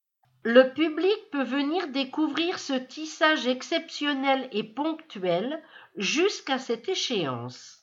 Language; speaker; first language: French; native; French